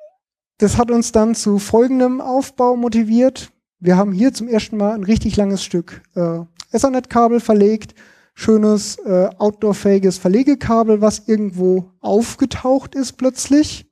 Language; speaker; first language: German; native; German